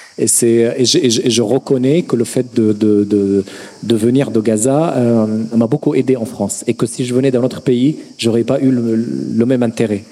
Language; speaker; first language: French; non-native, fluent; Arabic